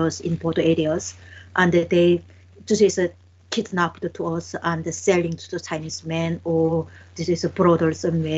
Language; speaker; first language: English; non-native, learner; Korean